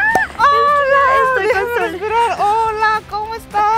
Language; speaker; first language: Spanish; non-native, learner; Korean